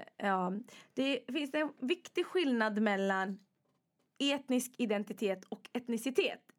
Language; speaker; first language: Swedish; native; Swedish